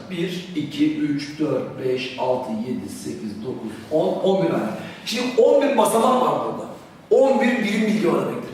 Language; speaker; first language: Turkish; native; Turkish